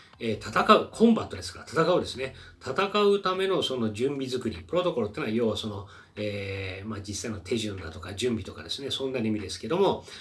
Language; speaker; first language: Japanese; native; Japanese